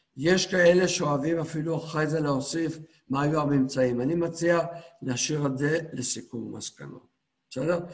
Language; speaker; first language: Hebrew; native; Hebrew